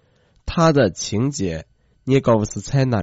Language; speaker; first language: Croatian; non-native, fluent; Chinese